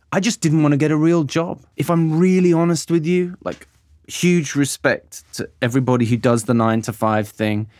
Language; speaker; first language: English; native; English